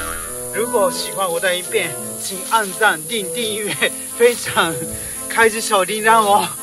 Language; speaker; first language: Chinese; non-native, fluent; Japanese